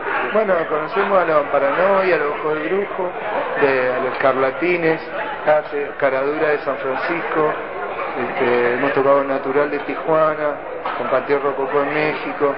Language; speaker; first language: Spanish; native; Spanish